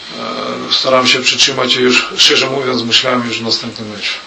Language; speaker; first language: Polish; non-native, fluent; Russian